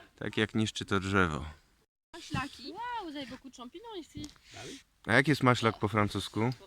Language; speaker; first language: Polish; native; Polish